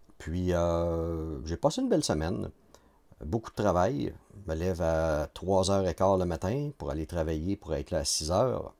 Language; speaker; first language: French; native; French